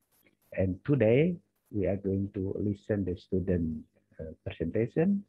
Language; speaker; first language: English; non-native, learner; Indonesian